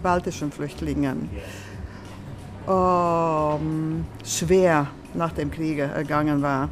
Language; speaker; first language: German; early bilingual, other home language; Latvian